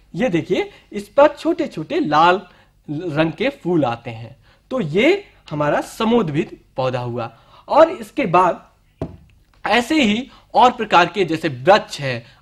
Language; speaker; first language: Hindi; native; Hindi